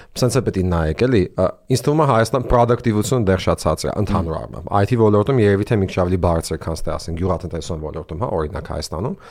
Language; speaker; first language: Armenian; early bilingual, heritage; Armenian